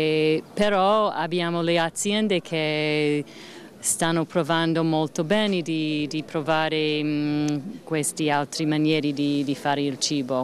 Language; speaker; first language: Italian; non-native, learner; English